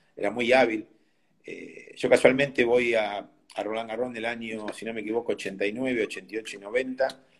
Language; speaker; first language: Spanish; native; Spanish